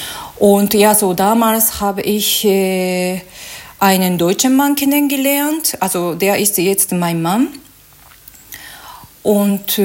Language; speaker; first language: German; non-native, learner; Japanese